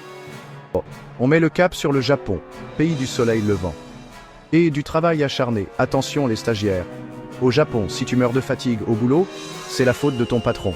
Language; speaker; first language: French; native; French